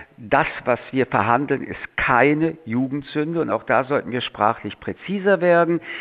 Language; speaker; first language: German; early bilingual, other home language; French